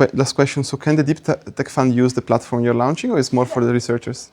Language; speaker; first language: English; non-native, fluent; Italian